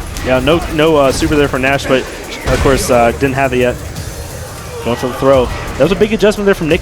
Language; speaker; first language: English; native; English